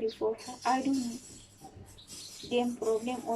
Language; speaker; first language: English; non-native, learner; Amharic